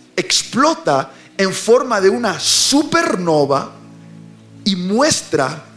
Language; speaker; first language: Spanish; native; Spanish